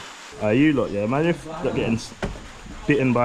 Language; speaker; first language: English; native; English